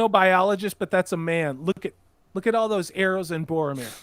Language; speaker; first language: English; native; English